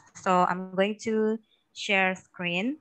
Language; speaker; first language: English; non-native, fluent; Indonesian